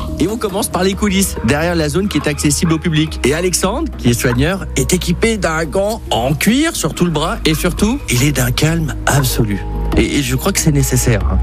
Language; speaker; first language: French; native; French